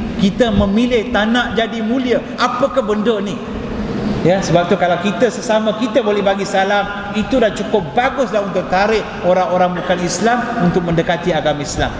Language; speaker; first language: Malay; non-native, local second language; Tamil